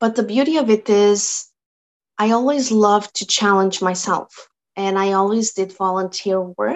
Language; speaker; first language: English; non-native, fluent; Portuguese